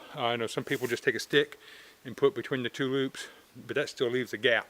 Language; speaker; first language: English; native; English